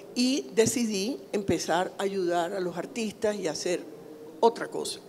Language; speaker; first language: Spanish; native; Spanish